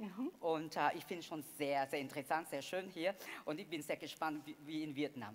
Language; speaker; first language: German; non-native, fluent; Vietnamese